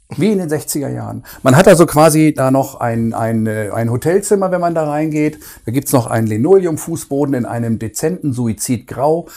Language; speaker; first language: German; native; German